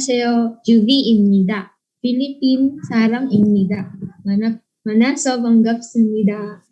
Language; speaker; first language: Korean; non-native, learner; Filipino